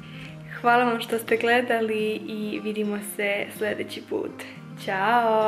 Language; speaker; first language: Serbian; non-native, local second language; Slovak